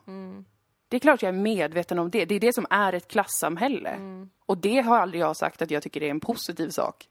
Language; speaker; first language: Swedish; native; Swedish